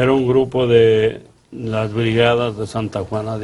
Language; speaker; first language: Spanish; native; Spanish